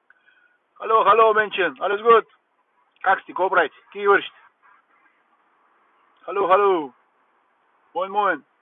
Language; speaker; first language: German; non-native, learner; Bulgarian